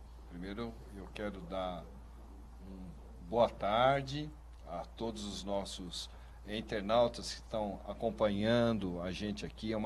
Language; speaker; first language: Portuguese; native; Portuguese